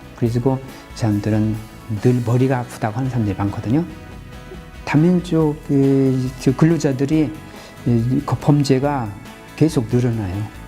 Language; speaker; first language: Korean; native; Korean